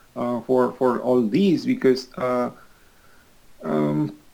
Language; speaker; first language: English; non-native, fluent; Spanish